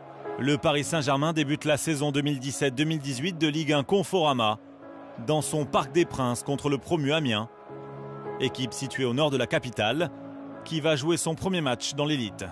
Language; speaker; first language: French; native; French